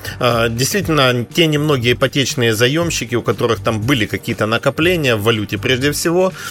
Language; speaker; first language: Russian; native; Russian